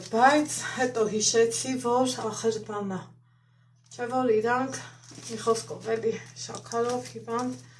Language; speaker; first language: Armenian; native; Armenian